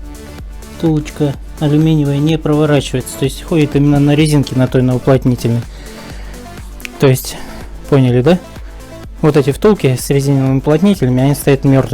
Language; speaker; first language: Russian; native; Russian